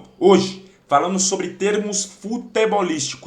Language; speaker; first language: Portuguese; native; Portuguese